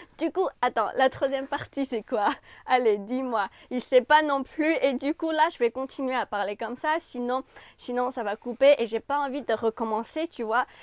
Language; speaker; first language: French; non-native, fluent; Chinese